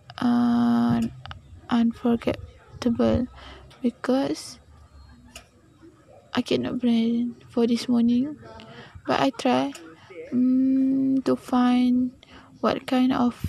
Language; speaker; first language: English; non-native, learner; Malay